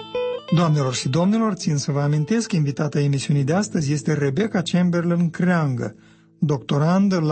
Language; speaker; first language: Romanian; native; Romanian